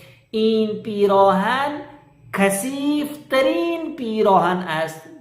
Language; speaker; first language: Persian; non-native, fluent; Urdu